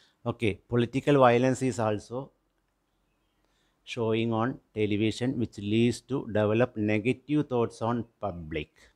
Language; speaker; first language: English; non-native, local second language; Malayalam